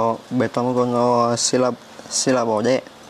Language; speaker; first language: Japanese; non-native, learner; Vietnamese